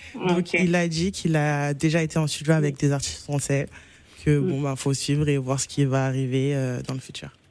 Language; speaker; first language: French; native; French